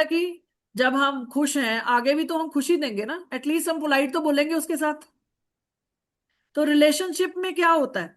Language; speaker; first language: Hindi; native; Hindi